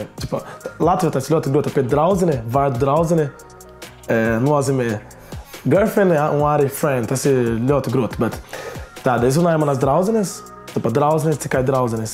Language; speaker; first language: Latvian; non-native, learner; Portuguese